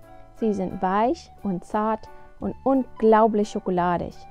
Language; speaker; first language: German; non-native, fluent; English